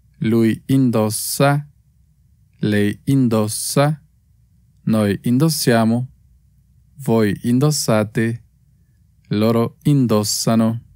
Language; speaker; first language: Italian; non-native, fluent; Spanish